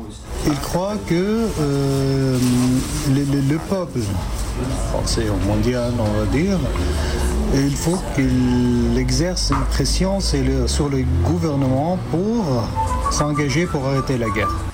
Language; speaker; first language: French; non-native, fluent; Arabic